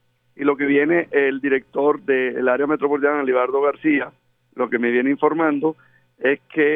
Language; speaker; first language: Spanish; native; Spanish